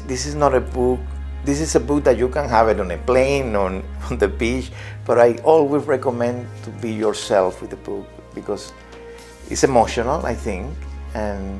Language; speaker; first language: English; non-native, fluent; Spanish